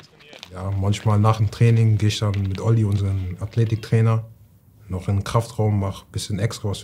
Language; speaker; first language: German; native; German